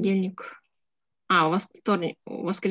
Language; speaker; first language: Russian; native; Russian